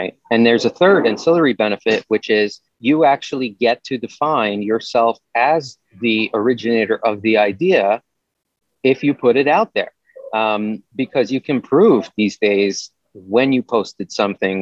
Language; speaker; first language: English; native; English